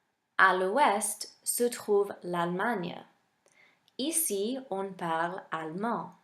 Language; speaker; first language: French; non-native, fluent; English